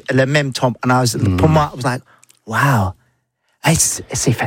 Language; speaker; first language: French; non-native, learner; English